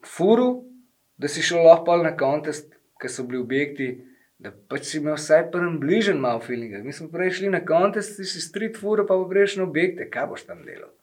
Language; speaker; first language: Slovenian; native; Slovenian